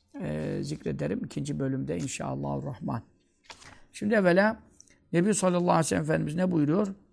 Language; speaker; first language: Turkish; native; Turkish